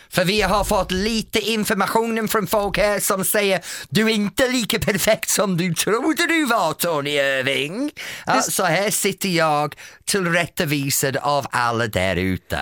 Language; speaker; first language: Swedish; non-native, fluent; English